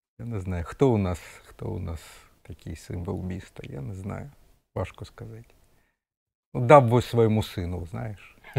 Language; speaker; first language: Ukrainian; non-native, local second language; Russian